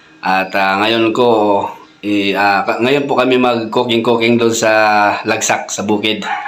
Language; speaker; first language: Filipino; non-native, local second language; Cebuano